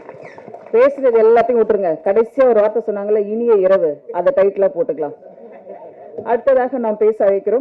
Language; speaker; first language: Tamil; native; Tamil